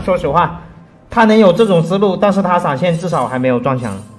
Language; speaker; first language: Chinese; native; Chinese